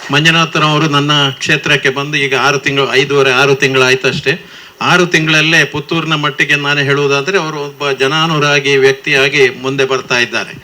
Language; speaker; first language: Kannada; native; Kannada